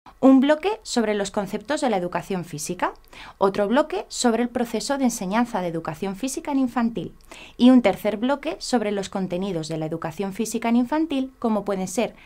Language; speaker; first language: Spanish; native; Spanish